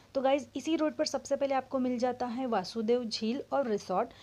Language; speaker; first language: Hindi; non-native, local second language; Marathi